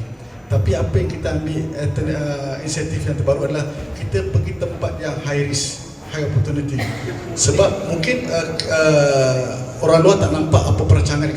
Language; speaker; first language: Malay; native; Malay